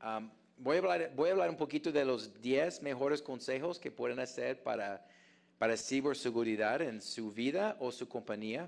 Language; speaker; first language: Spanish; non-native, fluent; English